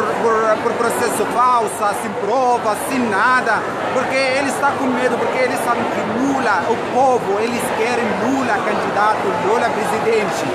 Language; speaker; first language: Portuguese; non-native, learner; Arabic